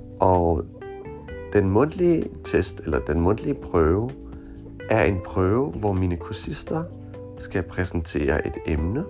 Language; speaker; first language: Danish; non-native, fluent; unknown